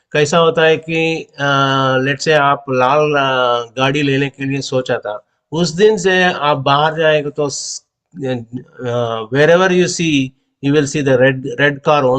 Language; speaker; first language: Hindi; non-native, local second language; Telugu